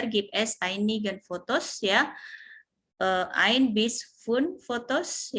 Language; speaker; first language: German; non-native, fluent; Indonesian